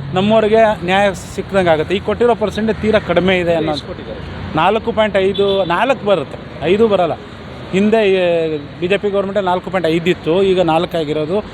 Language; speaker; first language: Kannada; non-native, local second language; Lambadi